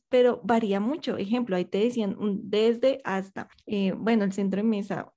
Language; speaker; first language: Spanish; native; Spanish